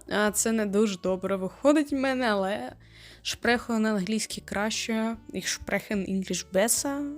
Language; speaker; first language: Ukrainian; non-native, local second language; Russian